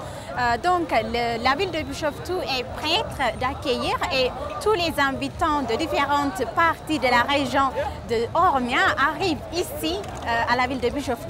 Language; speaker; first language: French; non-native, fluent; Amharic